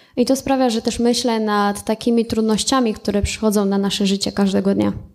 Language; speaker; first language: Polish; native; Polish